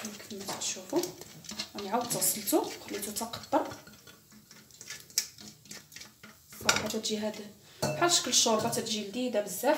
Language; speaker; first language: Arabic; native; Arabic